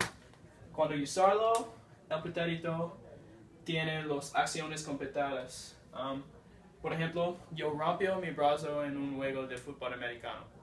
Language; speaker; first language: Spanish; non-native, learner; English